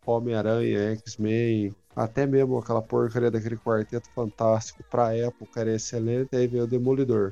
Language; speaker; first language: Portuguese; native; Portuguese